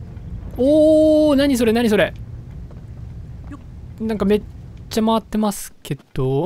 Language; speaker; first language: Japanese; native; Japanese